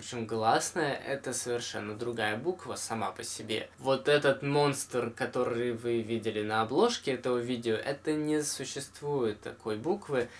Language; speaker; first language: Russian; native; Russian